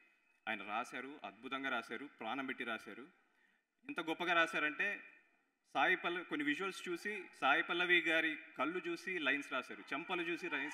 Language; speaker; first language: Telugu; native; Telugu